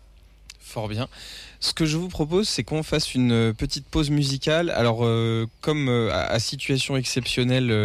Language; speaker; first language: French; native; French